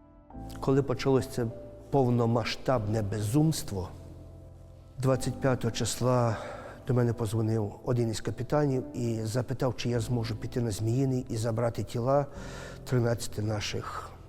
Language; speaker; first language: Ukrainian; native; Ukrainian